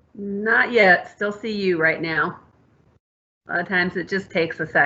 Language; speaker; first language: English; native; English